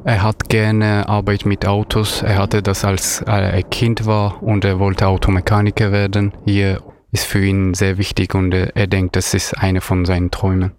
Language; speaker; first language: German; non-native, fluent; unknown